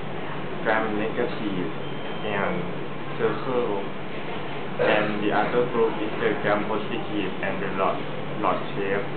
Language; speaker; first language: English; non-native, learner; Thai